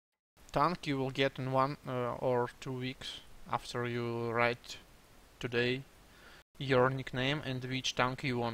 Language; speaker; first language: English; non-native, learner; Russian